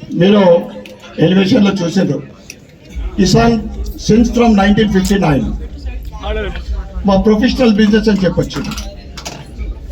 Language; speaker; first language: Telugu; native; Telugu